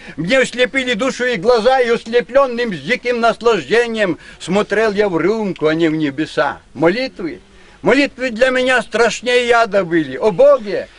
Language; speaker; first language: Russian; non-native, local second language; Ukrainian